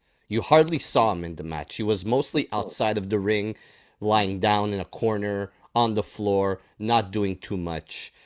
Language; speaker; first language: English; native; English